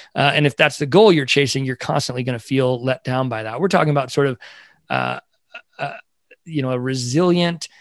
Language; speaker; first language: English; native; English